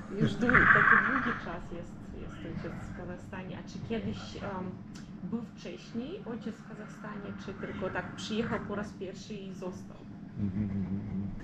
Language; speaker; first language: Polish; early bilingual, heritage; Russian